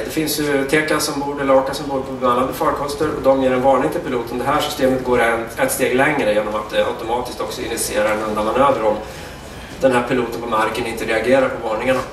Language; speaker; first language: Swedish; native; Swedish